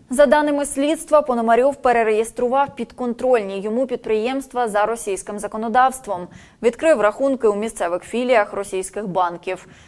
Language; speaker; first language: Ukrainian; native; Ukrainian